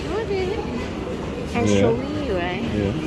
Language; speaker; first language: English; non-native, learner; Thai